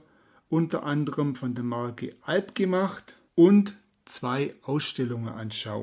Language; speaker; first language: German; native; German